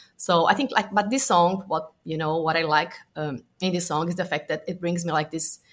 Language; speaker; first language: English; non-native, fluent; Portuguese